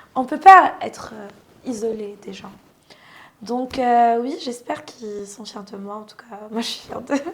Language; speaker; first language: French; non-native, local second language; Arabic